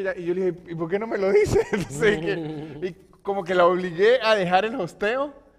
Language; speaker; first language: Spanish; native; Spanish